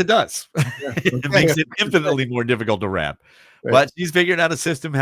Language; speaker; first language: English; native; English